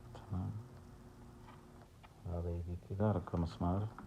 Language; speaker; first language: Arabic; non-native, learner; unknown